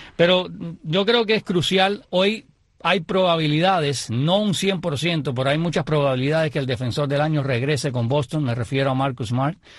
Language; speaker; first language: Spanish; native; Spanish